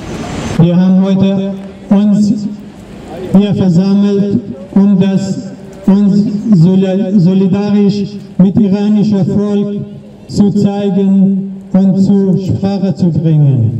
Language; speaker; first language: German; non-native, learner; Persian